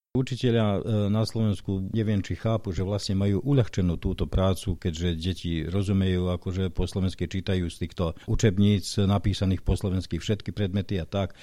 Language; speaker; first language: Slovak; early bilingual, heritage; Slovak